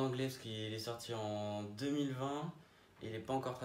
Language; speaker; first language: French; native; French